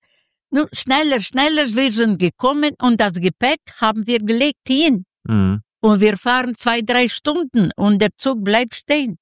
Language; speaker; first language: German; non-native, learner; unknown